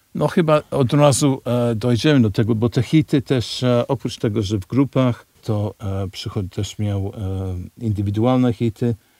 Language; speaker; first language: Polish; non-native, fluent; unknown